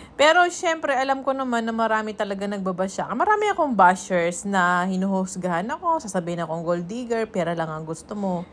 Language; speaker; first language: Filipino; native; Filipino